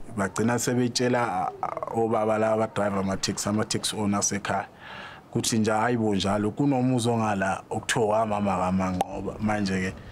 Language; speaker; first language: Zulu; native; Zulu